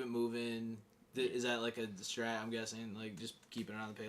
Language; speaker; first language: English; native; English